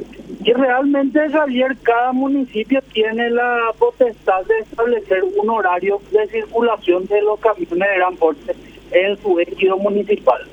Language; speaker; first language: Spanish; native; Spanish